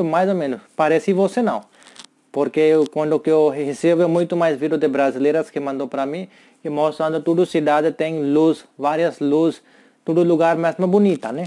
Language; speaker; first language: Portuguese; non-native, learner; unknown